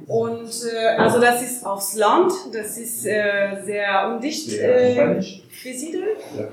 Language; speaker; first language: German; non-native, learner; French